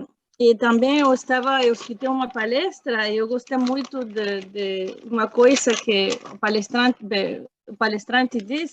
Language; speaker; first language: Portuguese; non-native, fluent; Spanish